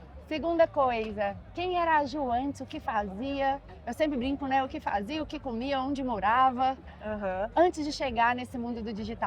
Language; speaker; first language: Portuguese; native; Portuguese